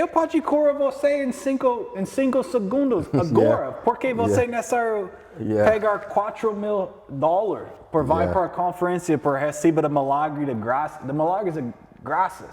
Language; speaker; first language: Portuguese; non-native, learner; English